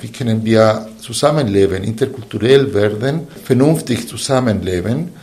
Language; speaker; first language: German; non-native, fluent; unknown